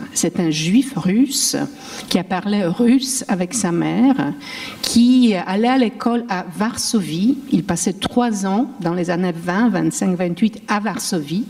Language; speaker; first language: French; non-native, fluent; Polish